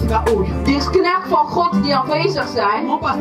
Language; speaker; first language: Dutch; non-native, fluent; Lingala